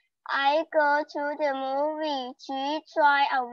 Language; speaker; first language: English; non-native, learner; Thai